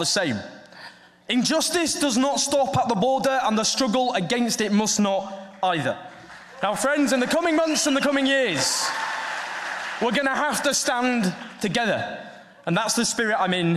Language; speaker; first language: English; native; English